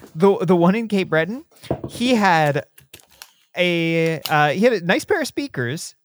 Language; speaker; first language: English; native; English